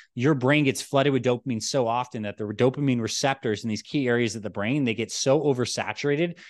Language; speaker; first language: English; native; English